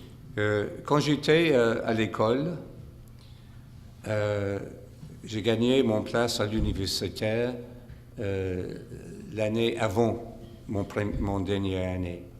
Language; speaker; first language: French; non-native, fluent; English